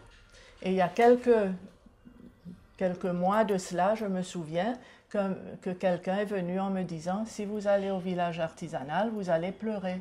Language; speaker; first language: French; non-native, local second language; Seselwa Creole French